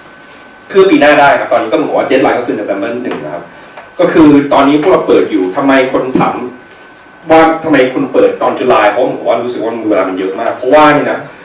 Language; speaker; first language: Thai; early bilingual, heritage; Thai